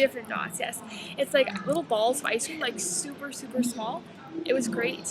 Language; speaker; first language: English; native; English